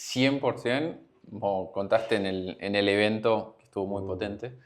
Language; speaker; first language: Spanish; native; Spanish